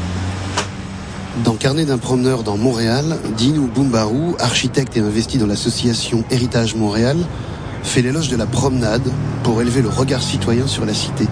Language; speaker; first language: French; native; French